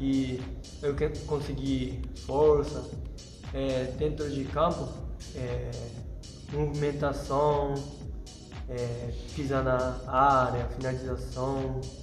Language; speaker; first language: Portuguese; non-native, learner; Japanese